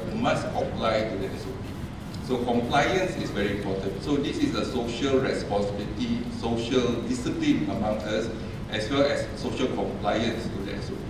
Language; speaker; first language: English; non-native, local second language; Malay